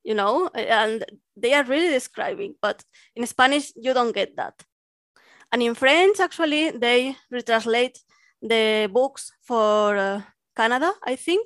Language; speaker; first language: English; non-native, fluent; Catalan